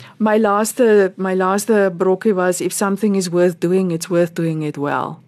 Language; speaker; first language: English; non-native, local second language; Afrikaans